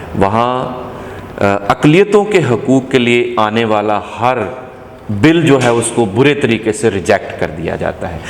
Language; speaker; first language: Urdu; non-native, local second language; Punjabi